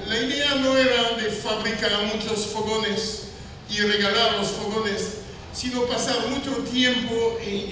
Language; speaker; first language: Spanish; non-native, fluent; French